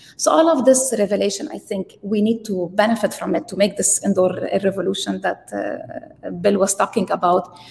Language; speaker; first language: English; non-native, fluent; Arabic